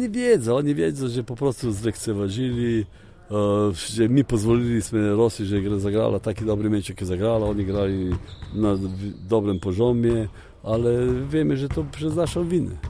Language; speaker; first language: Polish; non-native, fluent; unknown